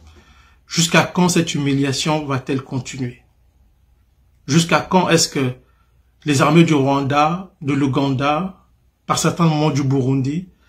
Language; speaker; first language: French; non-native, local second language; Lingala